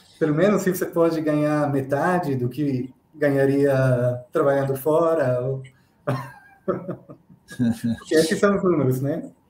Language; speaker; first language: Portuguese; non-native, fluent; Hebrew